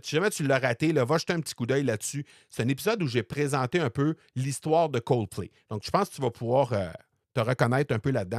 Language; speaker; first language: French; native; French